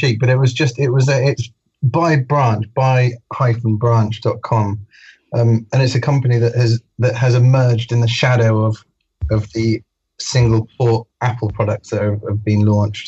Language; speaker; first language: English; native; English